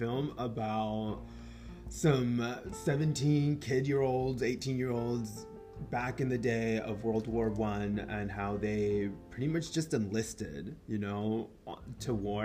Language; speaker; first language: English; non-native, fluent; Spanish